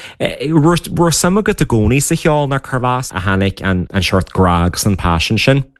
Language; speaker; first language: Irish; native; Irish